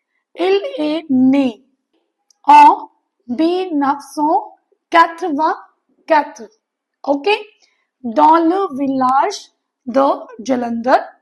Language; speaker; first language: French; non-native, fluent; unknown